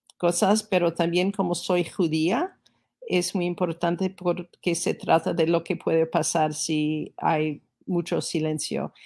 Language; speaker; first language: Spanish; non-native, fluent; English